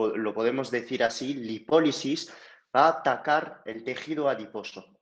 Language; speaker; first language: Spanish; non-native, fluent; French